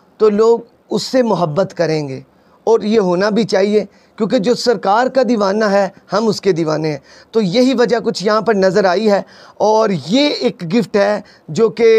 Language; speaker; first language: Urdu; non-native, local second language; Punjabi